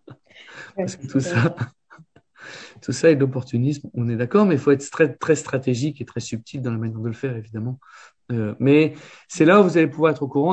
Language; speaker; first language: French; native; French